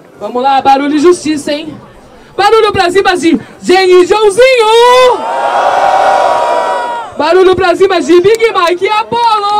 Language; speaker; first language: Portuguese; native; Portuguese